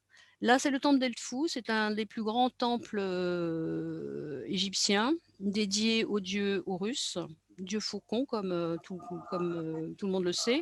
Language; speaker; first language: French; native; French